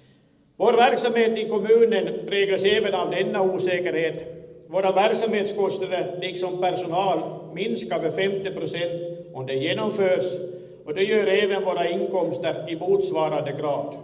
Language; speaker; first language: Swedish; native; Swedish